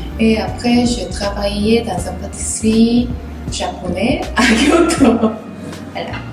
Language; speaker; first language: French; non-native, learner; Korean